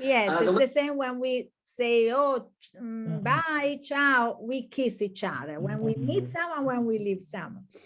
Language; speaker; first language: English; non-native, fluent; Italian